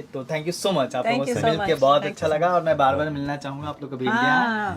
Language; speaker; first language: Hindi; native; Hindi